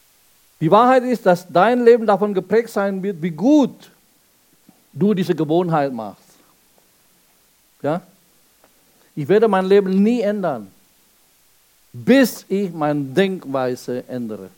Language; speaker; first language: German; non-native, fluent; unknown